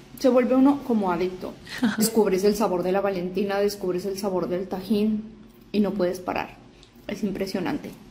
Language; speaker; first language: Spanish; native; Spanish